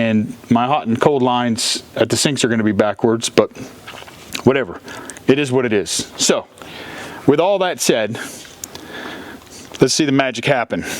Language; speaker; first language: English; native; English